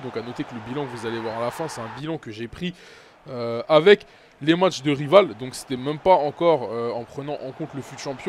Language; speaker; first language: French; native; French